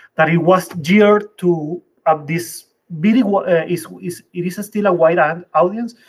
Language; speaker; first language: English; non-native, fluent; Spanish